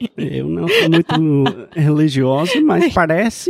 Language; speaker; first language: Portuguese; non-native, fluent; English